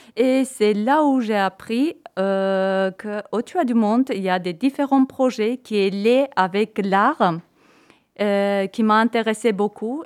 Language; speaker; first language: French; non-native, fluent; Armenian